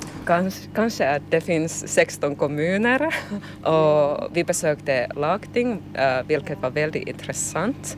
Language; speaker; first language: Swedish; non-native, local second language; Finnish